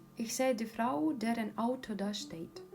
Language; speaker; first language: German; non-native, fluent; Ukrainian